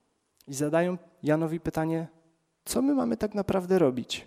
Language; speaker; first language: Polish; native; Polish